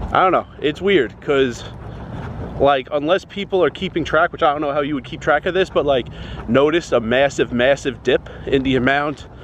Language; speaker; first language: English; native; English